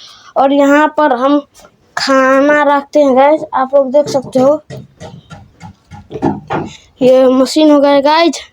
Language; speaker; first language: Hindi; non-native, local second language; Maithili